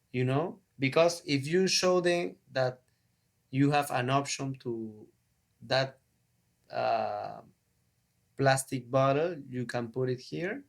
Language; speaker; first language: English; non-native, learner; Spanish